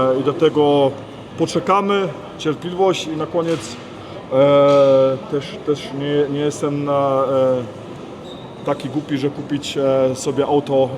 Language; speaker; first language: Polish; early bilingual, heritage; Polish